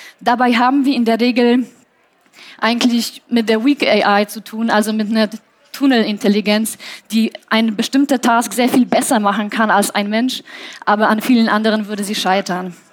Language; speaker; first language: German; non-native, fluent; Polish